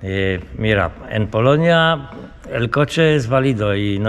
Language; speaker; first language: Spanish; non-native, fluent; Polish